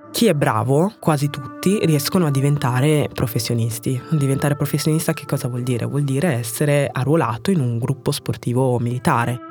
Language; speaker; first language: Italian; early bilingual, other home language; French